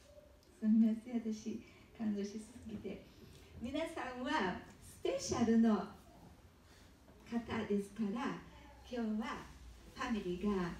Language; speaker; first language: Japanese; early bilingual, heritage; Japanese